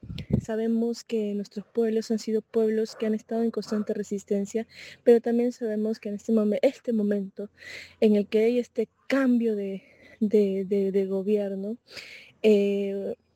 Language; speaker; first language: Spanish; native; Spanish